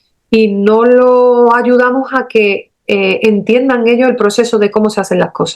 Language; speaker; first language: Spanish; native; Spanish